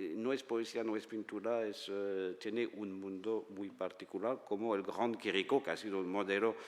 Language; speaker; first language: Spanish; non-native, fluent; French